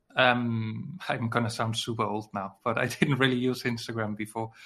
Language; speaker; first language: English; non-native, fluent; Danish